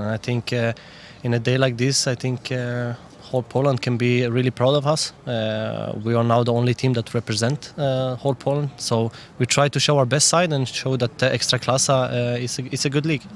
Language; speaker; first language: English; non-native, fluent; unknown